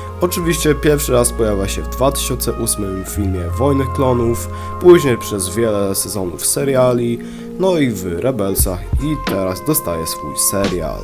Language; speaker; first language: Polish; native; Polish